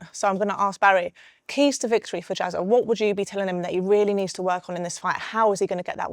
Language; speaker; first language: English; native; English